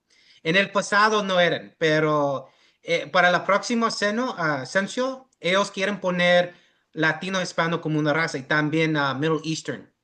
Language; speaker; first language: Spanish; early bilingual, heritage; English